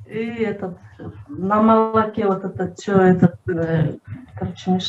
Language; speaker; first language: Russian; non-native, local second language; Kyrgyz